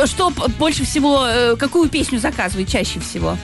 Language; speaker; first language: Russian; native; Russian